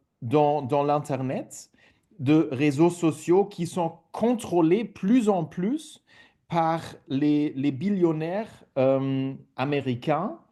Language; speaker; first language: French; non-native, fluent; German